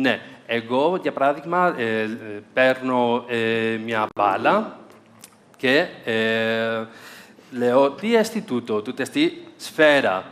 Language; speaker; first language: Greek; non-native, fluent; Spanish